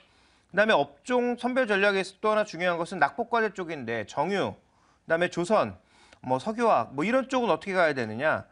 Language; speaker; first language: Korean; native; Korean